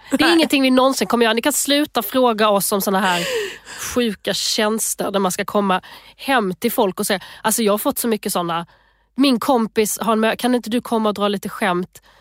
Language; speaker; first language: Swedish; native; Swedish